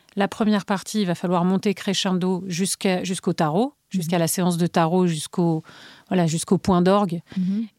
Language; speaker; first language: French; native; French